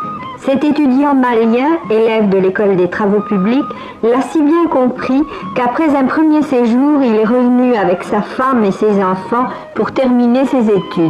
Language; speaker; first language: French; native; French